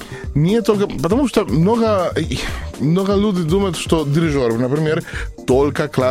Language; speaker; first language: Russian; non-native, learner; Spanish